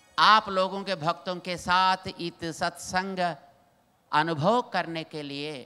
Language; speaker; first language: Hindi; non-native, local second language; Telugu